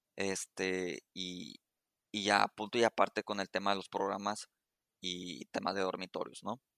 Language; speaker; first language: Spanish; native; Spanish